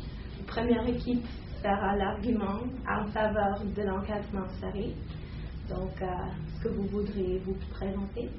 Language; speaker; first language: French; non-native, learner; English